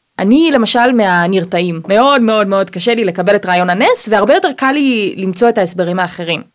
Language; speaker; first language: Hebrew; native; Hebrew